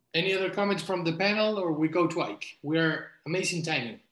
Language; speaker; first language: English; non-native, fluent; Spanish